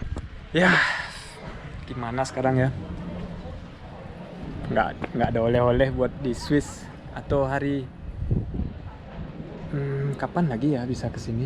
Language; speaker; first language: Indonesian; early bilingual, heritage; German